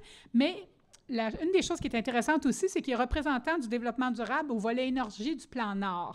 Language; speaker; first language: French; native; French